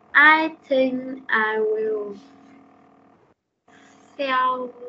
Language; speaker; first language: English; non-native, learner; Vietnamese